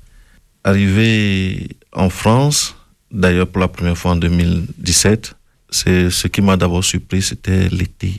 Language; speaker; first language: French; non-native, local second language; Ewe